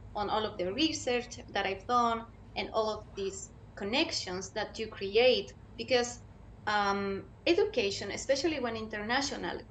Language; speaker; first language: English; non-native, fluent; Spanish